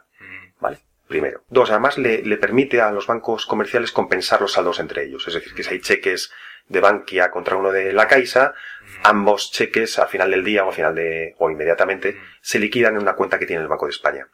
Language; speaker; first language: Spanish; native; Spanish